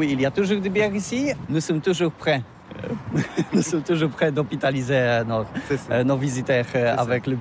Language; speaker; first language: French; non-native, learner; Polish